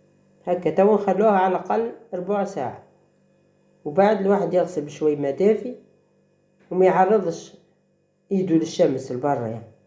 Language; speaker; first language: Arabic; native; Arabic